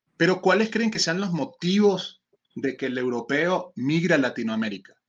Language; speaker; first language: Spanish; native; Spanish